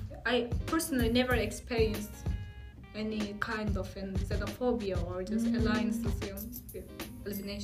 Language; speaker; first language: English; non-native, fluent; Turkish